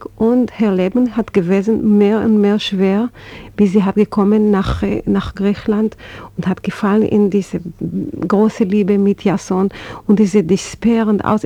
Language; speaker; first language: German; non-native, learner; Hebrew